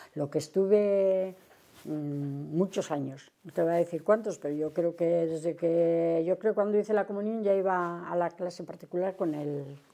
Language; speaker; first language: Spanish; native; Spanish